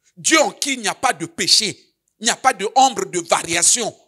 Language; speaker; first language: French; non-native, local second language; Lingala